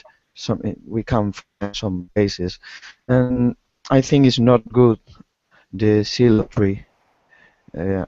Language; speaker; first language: English; non-native, learner; Spanish